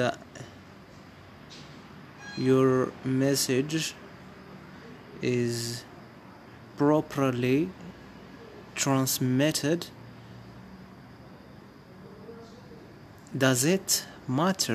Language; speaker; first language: English; non-native, fluent; Berber languages